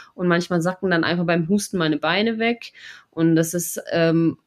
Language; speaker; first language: German; non-native, fluent; Russian